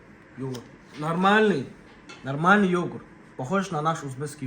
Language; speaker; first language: Russian; non-native, local second language; Uzbek